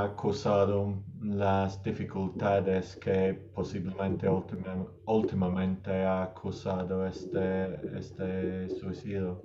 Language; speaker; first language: Spanish; non-native, learner; English